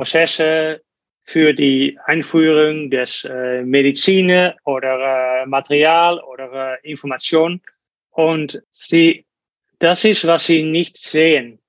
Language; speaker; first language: German; non-native, learner; Dutch